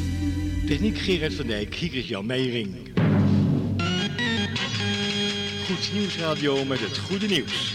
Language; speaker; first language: Dutch; native; Dutch